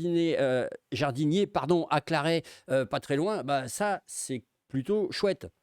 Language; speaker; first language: French; native; French